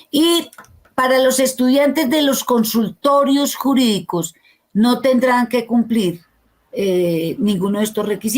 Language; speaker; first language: Spanish; native; Spanish